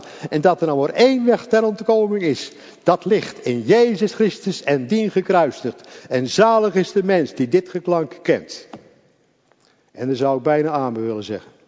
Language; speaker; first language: Dutch; native; Dutch